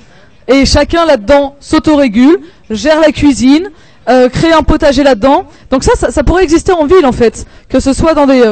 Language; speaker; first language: French; native; French